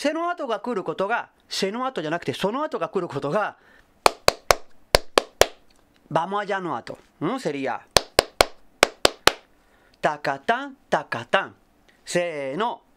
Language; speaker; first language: Japanese; non-native, fluent; Spanish